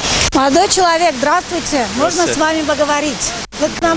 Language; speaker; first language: Russian; non-native, local second language; Tajik